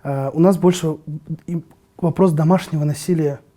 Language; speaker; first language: Russian; non-native, local second language; Kazakh